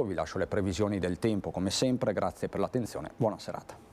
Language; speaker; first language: Italian; native; Italian